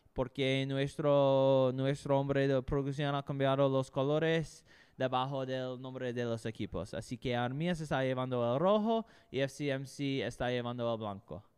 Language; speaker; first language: Spanish; non-native, learner; English